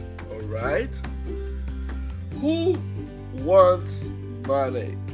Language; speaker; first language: English; non-native, fluent; Portuguese